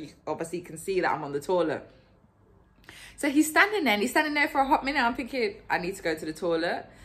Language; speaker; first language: English; native; English